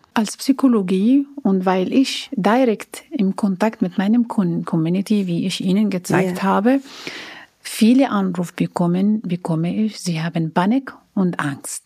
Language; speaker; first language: German; non-native, learner; Arabic